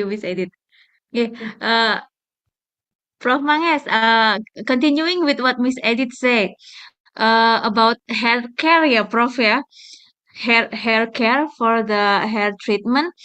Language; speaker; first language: English; non-native, fluent; Indonesian